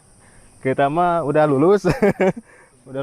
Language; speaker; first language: Indonesian; native; Indonesian